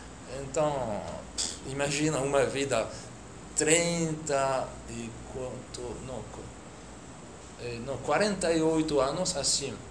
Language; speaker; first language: Portuguese; non-native, fluent; French